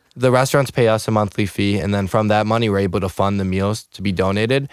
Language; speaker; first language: English; native; English